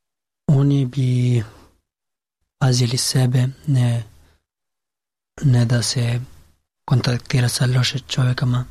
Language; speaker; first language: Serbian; non-native, learner; Pashto